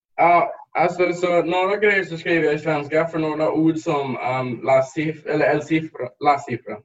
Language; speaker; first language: Swedish; early bilingual, heritage; English